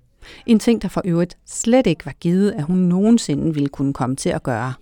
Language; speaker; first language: Danish; native; Danish